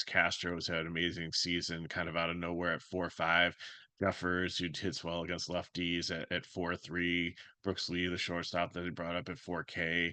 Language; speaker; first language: English; native; English